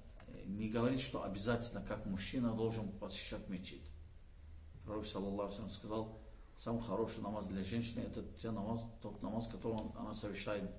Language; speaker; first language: Russian; non-native, learner; Azerbaijani